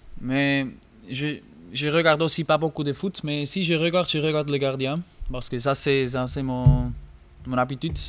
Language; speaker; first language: French; non-native, learner; German